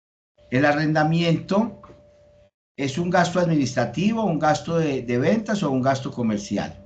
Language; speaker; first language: Spanish; native; Spanish